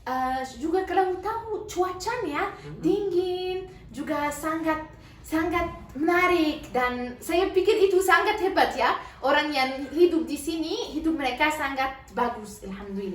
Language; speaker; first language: Indonesian; non-native, learner; Arabic